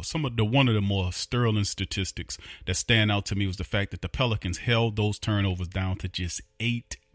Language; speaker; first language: English; native; English